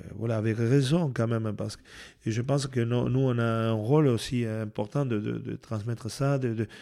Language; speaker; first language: French; non-native, fluent; Spanish